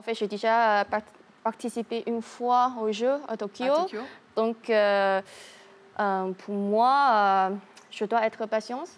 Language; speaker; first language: French; non-native, learner; Chinese